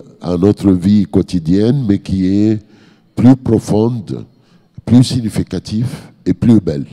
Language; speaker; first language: French; non-native, fluent; Arabic